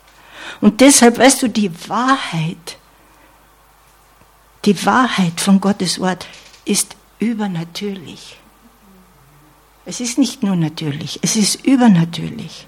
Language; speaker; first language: German; non-native, fluent; English